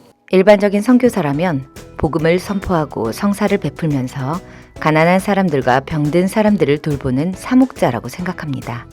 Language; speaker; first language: Korean; native; Korean